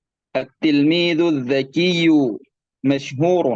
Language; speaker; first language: Arabic; non-native, learner; Bangla